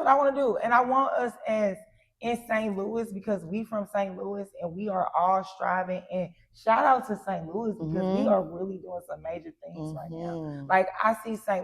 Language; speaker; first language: English; native; English